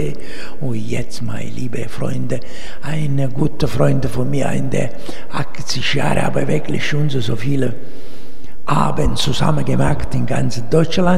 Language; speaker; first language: German; non-native, local second language; Italian